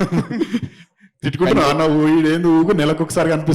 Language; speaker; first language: Telugu; native; Telugu